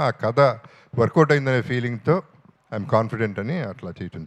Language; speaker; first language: Telugu; native; Telugu